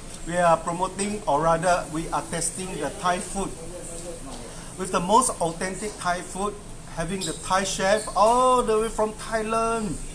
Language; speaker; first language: English; non-native, local second language; Chinese